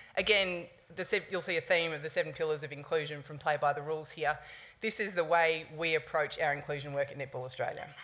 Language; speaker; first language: English; native; English